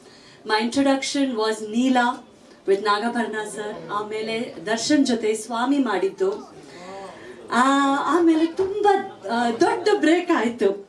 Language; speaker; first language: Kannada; non-native, fluent; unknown